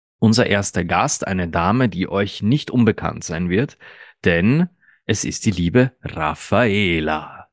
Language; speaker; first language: German; early bilingual, other home language; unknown